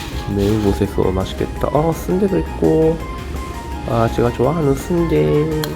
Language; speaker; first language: Korean; non-native, learner; Japanese